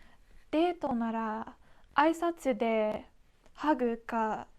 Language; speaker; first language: Japanese; non-native, fluent; Dutch